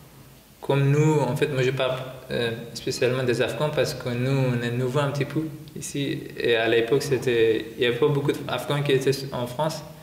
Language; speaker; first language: French; non-native, fluent; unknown